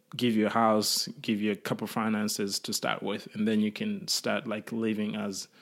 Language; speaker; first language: English; non-native, local second language; Kinyarwanda